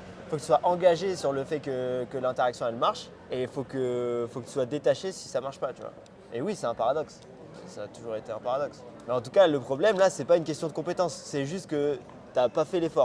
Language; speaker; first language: French; native; French